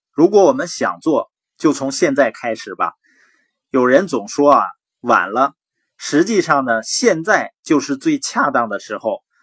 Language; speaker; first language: Chinese; native; Chinese